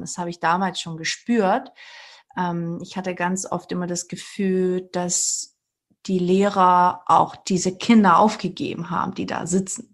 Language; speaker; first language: German; early bilingual, other home language; Portuguese